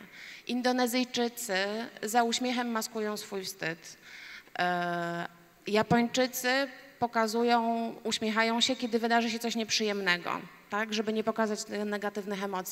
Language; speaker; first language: Polish; native; Polish